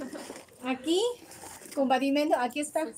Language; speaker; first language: Spanish; non-native, learner; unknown